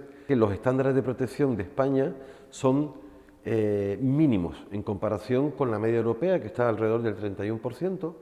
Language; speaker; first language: Spanish; native; Spanish